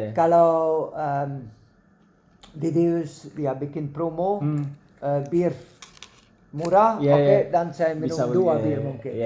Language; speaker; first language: Indonesian; non-native, learner; Dutch